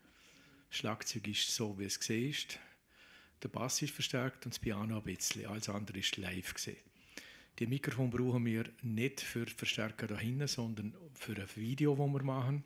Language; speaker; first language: German; native; German